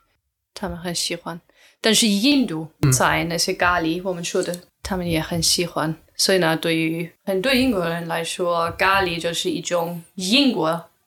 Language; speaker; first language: Chinese; non-native, learner; English